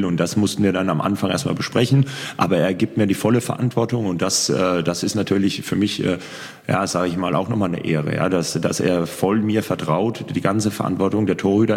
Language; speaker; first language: German; native; German